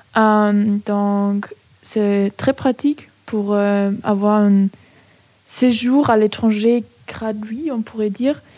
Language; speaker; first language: French; non-native, fluent; German